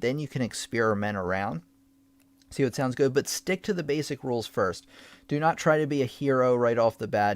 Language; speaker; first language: English; native; English